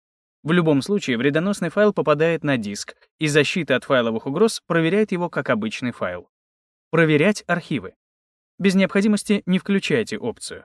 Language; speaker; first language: Russian; native; Russian